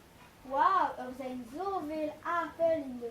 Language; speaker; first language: Dutch; non-native, learner; French